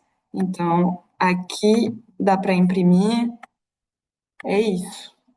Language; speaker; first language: Portuguese; non-native, fluent; French